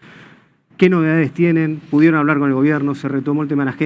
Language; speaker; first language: Spanish; native; Spanish